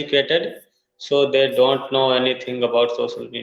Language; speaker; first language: English; non-native, fluent; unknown